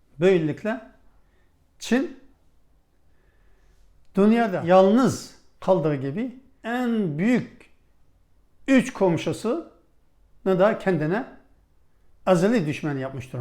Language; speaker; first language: Turkish; non-native, fluent; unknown